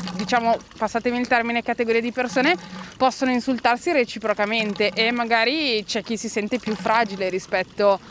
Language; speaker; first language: Italian; native; Italian